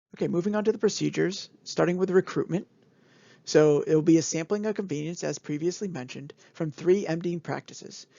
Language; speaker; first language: English; native; English